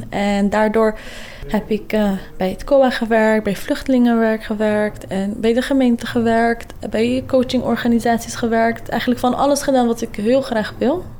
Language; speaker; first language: Dutch; early bilingual, other home language; Kurdish